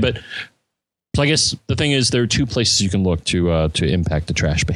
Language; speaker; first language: English; native; English